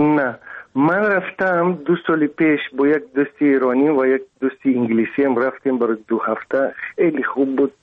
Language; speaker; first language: Persian; non-native, local second language; Russian